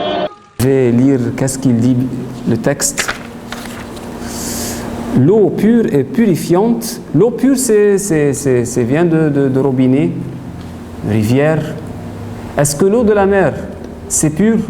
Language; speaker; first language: French; non-native, fluent; Arabic